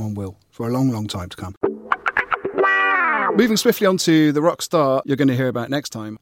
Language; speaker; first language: English; native; English